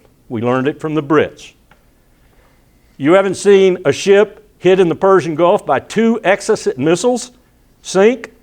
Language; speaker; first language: English; native; English